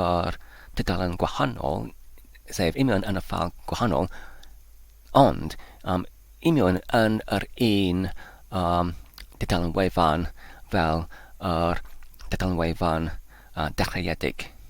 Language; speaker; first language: Welsh; non-native, learner; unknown